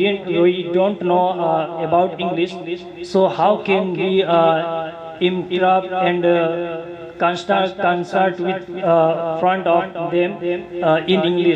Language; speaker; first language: English; non-native, learner; Urdu